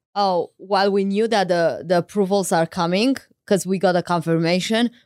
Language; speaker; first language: English; non-native, fluent; Romanian